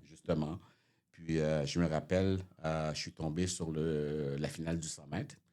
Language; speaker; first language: French; early bilingual, other home language; Haitian Creole